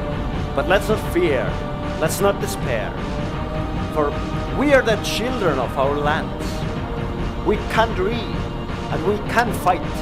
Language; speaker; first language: English; non-native, fluent; Estonian